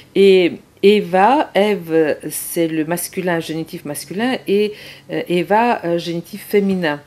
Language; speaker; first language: French; non-native, fluent; Bulgarian